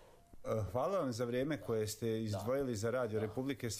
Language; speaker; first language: Serbian; native; Serbian